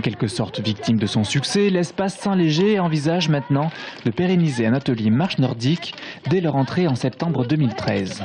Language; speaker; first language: French; native; French